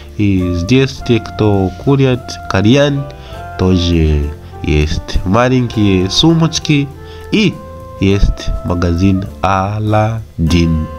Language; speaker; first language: Russian; non-native, fluent; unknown